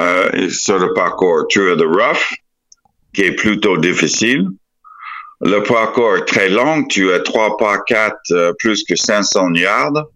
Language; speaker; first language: French; non-native, fluent; English